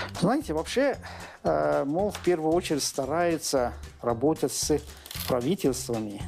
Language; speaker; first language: Russian; non-native, local second language; Azerbaijani